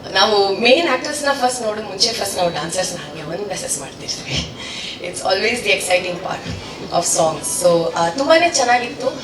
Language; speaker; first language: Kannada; non-native, local second language; Tamil